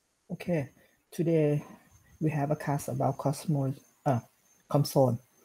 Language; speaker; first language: English; non-native, learner; Thai